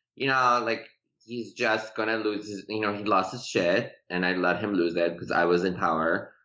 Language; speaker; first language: English; early bilingual, other home language; Persian